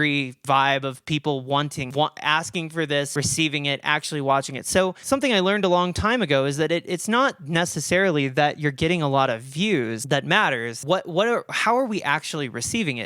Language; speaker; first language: English; native; English